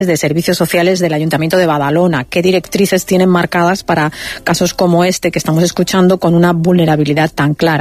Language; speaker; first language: Spanish; native; Spanish